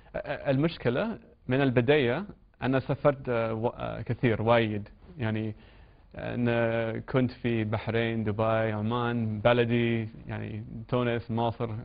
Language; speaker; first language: Arabic; non-native, learner; English